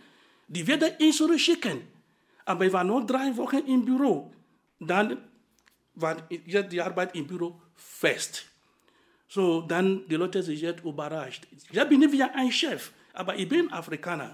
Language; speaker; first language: German; non-native, fluent; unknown